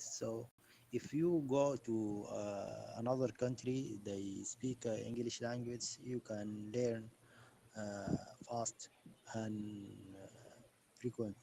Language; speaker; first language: English; non-native, learner; Arabic